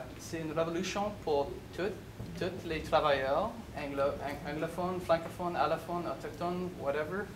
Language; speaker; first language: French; non-native, learner; English